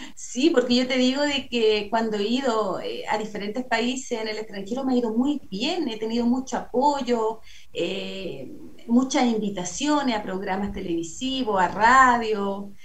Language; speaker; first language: Spanish; native; Spanish